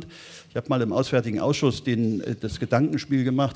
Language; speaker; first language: German; native; German